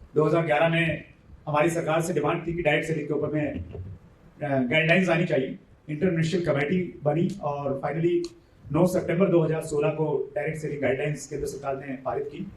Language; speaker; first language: Hindi; native; Hindi